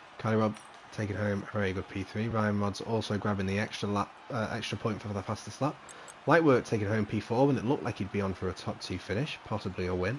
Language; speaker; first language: English; native; English